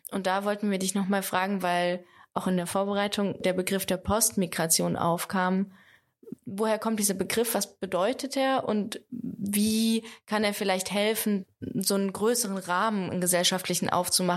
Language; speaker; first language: German; native; German